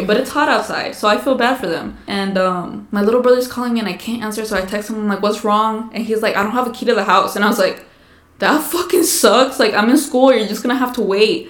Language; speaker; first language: English; early bilingual, other home language; Spanish